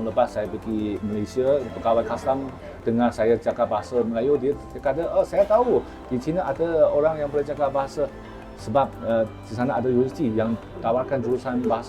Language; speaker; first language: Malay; non-native, fluent; Chinese